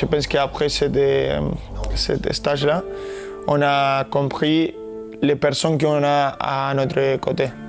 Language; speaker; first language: French; non-native, fluent; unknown